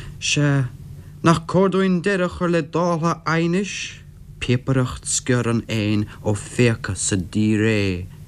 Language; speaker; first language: Irish; non-native, local second language; English